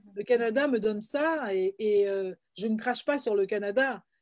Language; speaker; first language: French; native; French